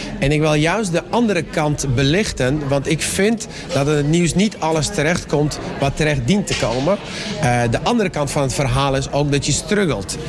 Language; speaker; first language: Dutch; early bilingual, other home language; Persian